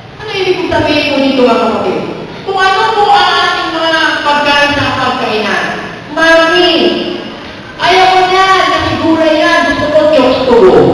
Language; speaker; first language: Filipino; non-native, local second language; Cebuano